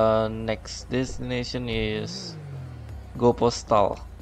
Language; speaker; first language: English; non-native, learner; Indonesian